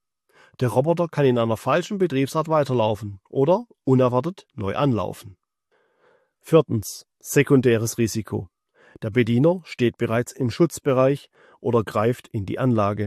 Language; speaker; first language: German; native; German